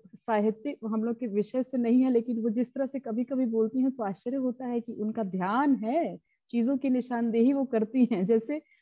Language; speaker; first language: Hindi; native; Hindi